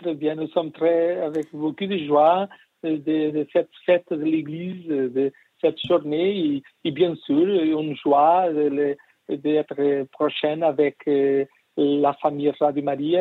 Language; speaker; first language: French; non-native, learner; Portuguese